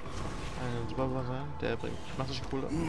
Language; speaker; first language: German; native; German